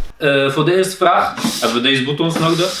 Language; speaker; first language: Dutch; early bilingual, other home language; Turkish